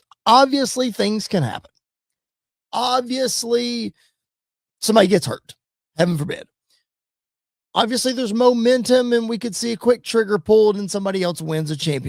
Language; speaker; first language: English; native; English